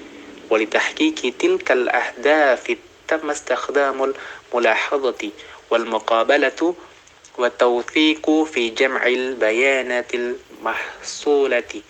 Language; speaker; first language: Arabic; non-native, learner; Indonesian